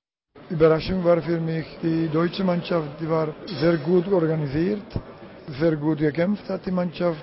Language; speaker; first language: German; non-native, learner; Czech